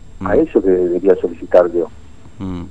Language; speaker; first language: Spanish; native; Spanish